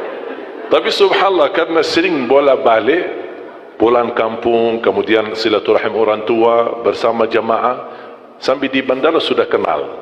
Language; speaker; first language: Indonesian; non-native, fluent; Arabic